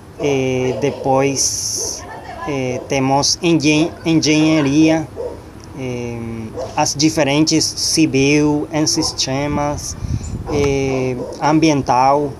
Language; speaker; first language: Portuguese; non-native, learner; Spanish